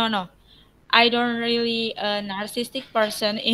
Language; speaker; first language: English; non-native, learner; Indonesian